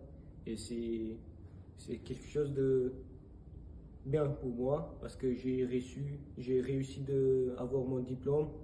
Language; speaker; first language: French; non-native, fluent; Armenian